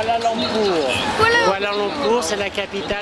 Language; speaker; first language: French; native; French